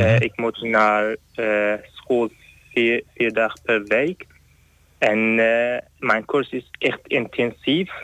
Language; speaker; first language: Dutch; non-native, learner; Arabic